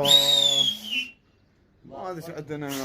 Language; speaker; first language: Arabic; native; Arabic